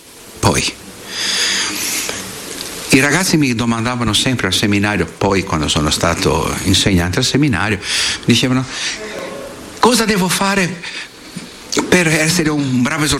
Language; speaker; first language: Italian; non-native, fluent; Portuguese